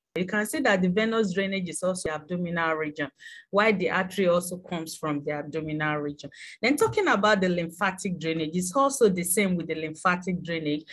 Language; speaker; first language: English; non-native, local second language; Yoruba